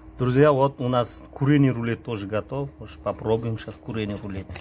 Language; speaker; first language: Russian; non-native, fluent; Uzbek